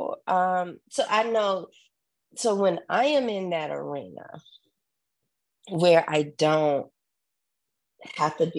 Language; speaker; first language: English; native; English